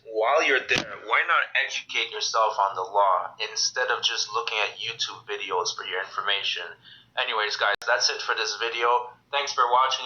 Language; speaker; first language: English; native; English